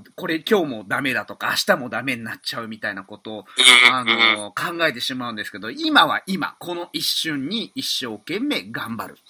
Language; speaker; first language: Japanese; native; Japanese